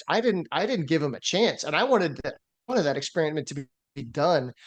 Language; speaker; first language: English; native; English